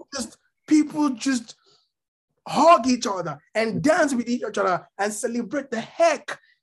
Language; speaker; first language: English; non-native, local second language; Yoruba